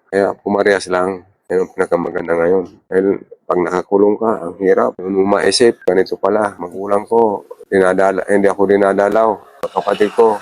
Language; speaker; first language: Filipino; non-native, local second language; Bikol